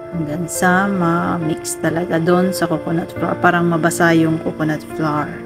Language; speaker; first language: Filipino; non-native, local second language; Cebuano